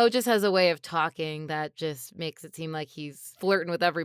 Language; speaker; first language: English; native; English